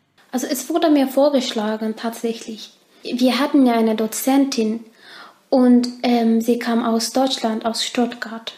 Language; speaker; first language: German; non-native, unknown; Turkish